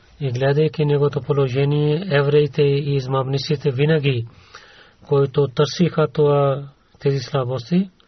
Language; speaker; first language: Bulgarian; non-native, learner; Urdu